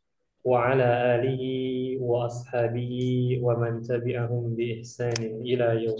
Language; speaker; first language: Arabic; non-native, fluent; Indonesian